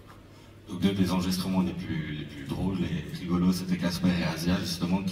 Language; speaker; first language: French; native; French